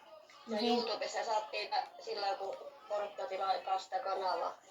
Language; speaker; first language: Finnish; native; Finnish